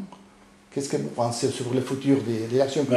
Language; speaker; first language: French; non-native, fluent; Spanish